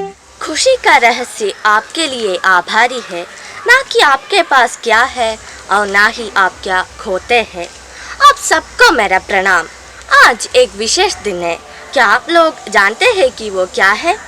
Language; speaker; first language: Hindi; non-native, local second language; Malayalam